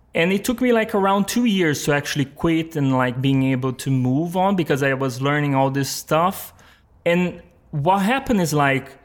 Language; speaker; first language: English; non-native, fluent; Portuguese